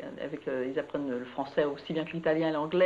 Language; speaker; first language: French; native; French